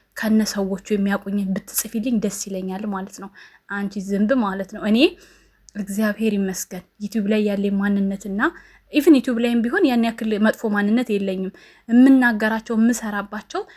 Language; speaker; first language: Amharic; native; Amharic